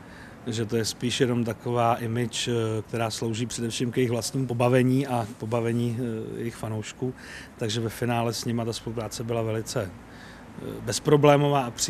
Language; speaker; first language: Czech; native; Czech